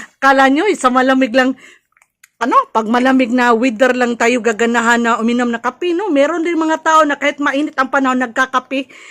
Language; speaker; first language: Filipino; non-native, local second language; Cebuano